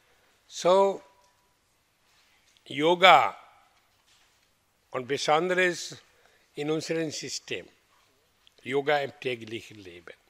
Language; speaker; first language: German; non-native, learner; Hindi